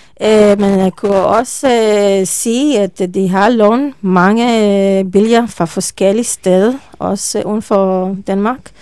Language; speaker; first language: Danish; non-native, learner; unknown